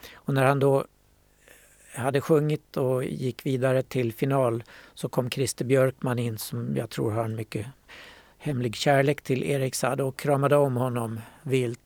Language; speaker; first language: Swedish; native; Swedish